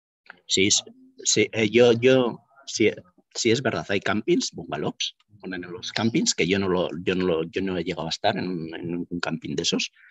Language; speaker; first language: Spanish; native; Spanish